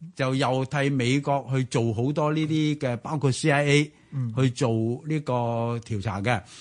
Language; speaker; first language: Cantonese; native; Cantonese